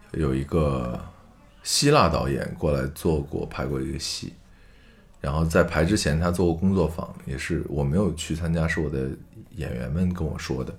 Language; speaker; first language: Chinese; native; Chinese